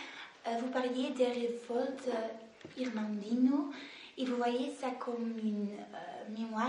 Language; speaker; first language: French; non-native, learner; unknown